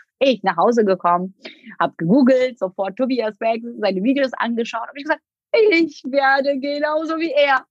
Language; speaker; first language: German; non-native, fluent; Turkish